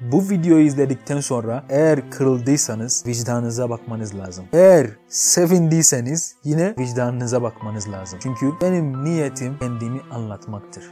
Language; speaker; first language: Turkish; non-native, fluent; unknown